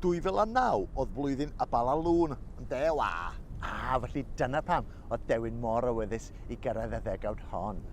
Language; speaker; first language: Welsh; native; Welsh